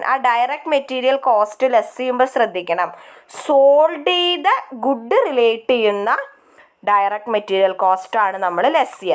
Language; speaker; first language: Malayalam; native; Malayalam